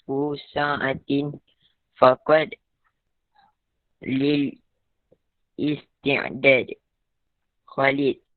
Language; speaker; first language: Arabic; non-native, learner; Malay